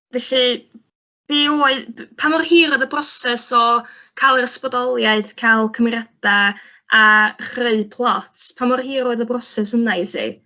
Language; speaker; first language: Welsh; native; Welsh